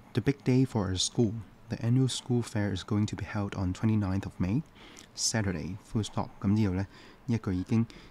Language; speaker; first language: English; non-native, local second language; Cantonese